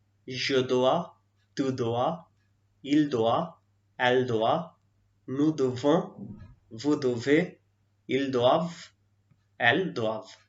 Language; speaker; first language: French; non-native, learner; Hindi